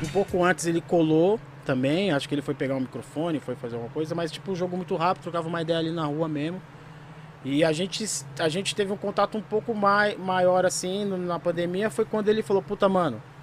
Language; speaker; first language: Portuguese; native; Portuguese